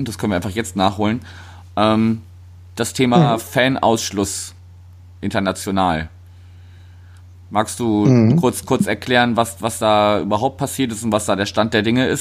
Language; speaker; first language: German; native; German